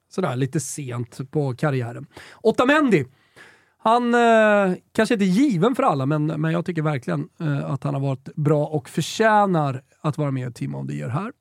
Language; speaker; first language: Swedish; native; Swedish